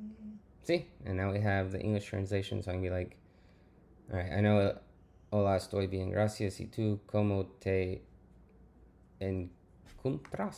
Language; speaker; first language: Spanish; non-native, learner; English